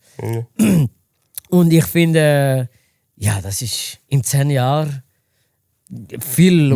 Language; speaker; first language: German; non-native, learner; Portuguese